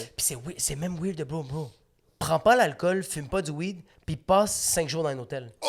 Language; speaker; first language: French; native; French